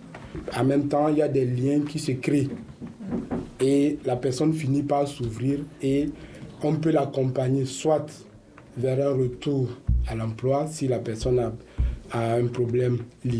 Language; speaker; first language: French; native; French